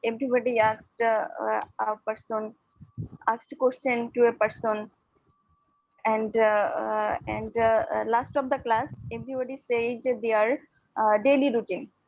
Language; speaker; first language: English; non-native, learner; Bangla